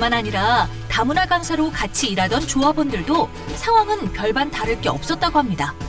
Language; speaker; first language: Korean; native; Korean